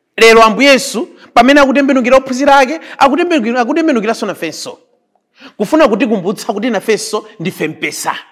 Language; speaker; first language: Nyanja; native; Nyanja